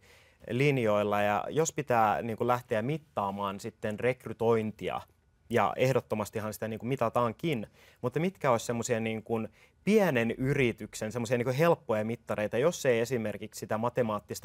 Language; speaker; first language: Finnish; native; Finnish